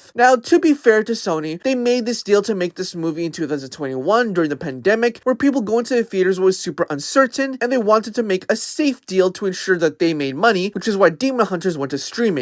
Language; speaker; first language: English; native; English